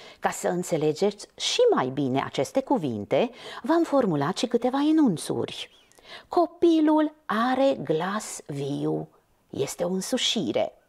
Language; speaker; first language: Romanian; non-native, local second language; Hungarian